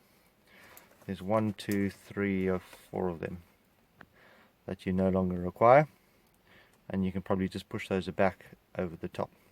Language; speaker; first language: English; native; English